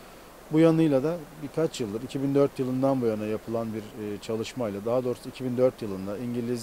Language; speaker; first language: Turkish; native; Turkish